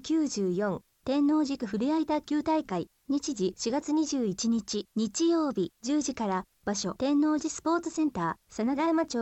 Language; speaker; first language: Japanese; native; Japanese